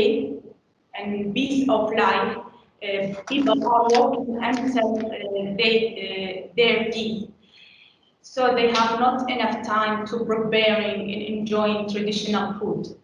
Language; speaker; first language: English; non-native, learner; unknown